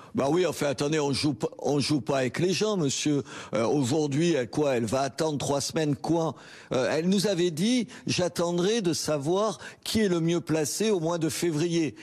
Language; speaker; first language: French; native; French